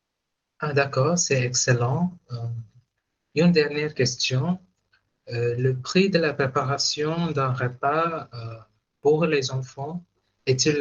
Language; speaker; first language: French; non-native, fluent; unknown